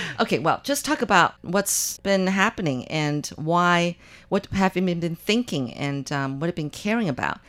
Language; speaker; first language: English; non-native, fluent; Chinese